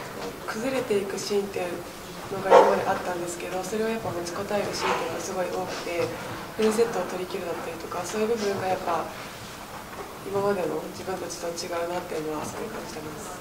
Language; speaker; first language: Japanese; native; Japanese